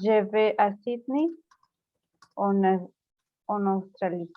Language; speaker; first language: French; non-native, learner; Spanish